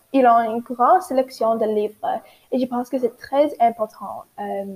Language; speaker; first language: French; non-native, learner; English